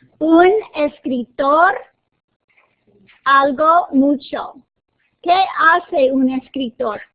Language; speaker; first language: Spanish; non-native, fluent; English